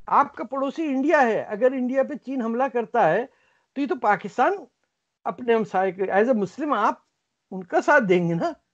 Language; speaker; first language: Urdu; native; Urdu